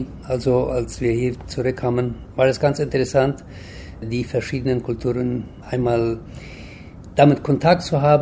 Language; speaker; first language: German; early bilingual, heritage; German